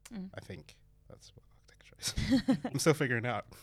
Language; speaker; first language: English; early bilingual, other home language; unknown